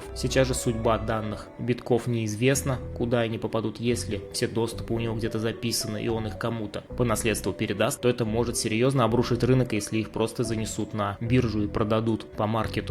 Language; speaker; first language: Russian; native; Russian